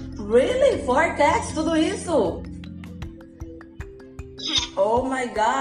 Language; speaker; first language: English; non-native, fluent; Portuguese